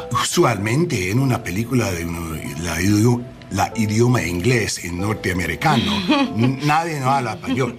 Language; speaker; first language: Spanish; non-native, learner; English